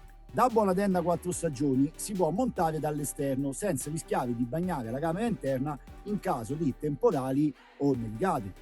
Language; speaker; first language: Italian; native; Italian